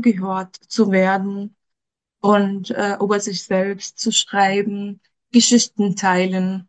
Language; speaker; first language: German; non-native, fluent; Arabic